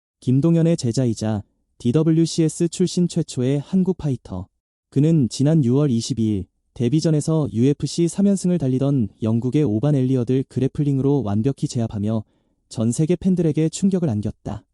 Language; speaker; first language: Korean; native; Korean